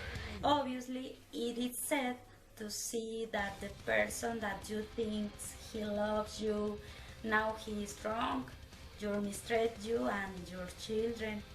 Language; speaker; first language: English; non-native, learner; Spanish